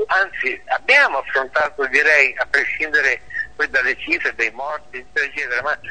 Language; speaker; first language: Italian; native; Italian